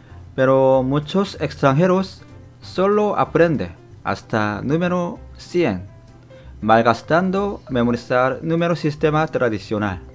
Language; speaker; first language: Spanish; non-native, fluent; Korean